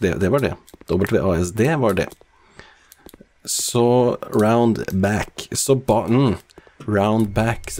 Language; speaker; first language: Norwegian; native; Norwegian